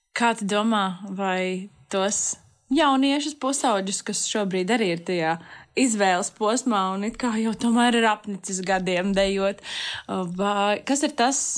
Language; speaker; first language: Latvian; native; Latvian